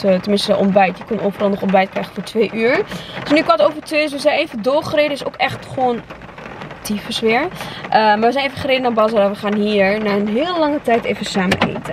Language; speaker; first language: Dutch; native; Dutch